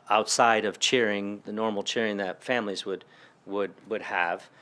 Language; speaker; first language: English; early bilingual, other home language; Spanish